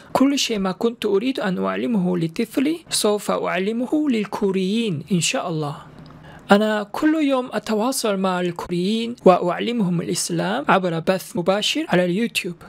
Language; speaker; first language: Arabic; non-native, fluent; Korean